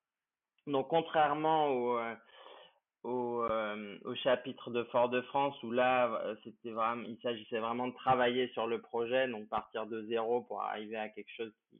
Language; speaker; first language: French; native; French